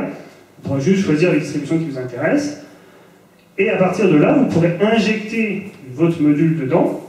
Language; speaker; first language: French; native; French